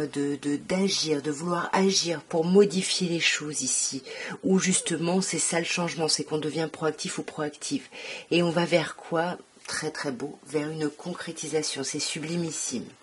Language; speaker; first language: French; native; French